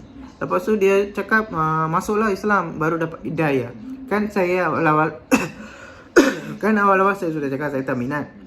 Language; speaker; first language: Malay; non-native, local second language; Tamil